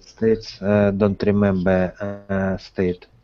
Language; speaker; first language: English; non-native, learner; Russian